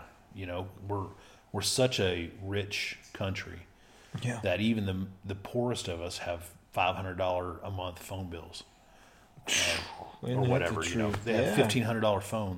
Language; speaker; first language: English; early bilingual, other home language; Spanish